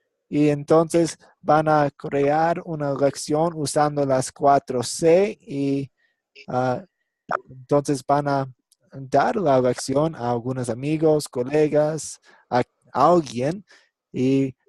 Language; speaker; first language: Spanish; non-native, fluent; English